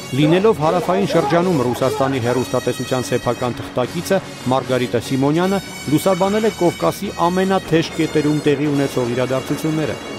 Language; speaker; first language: Armenian; native; Armenian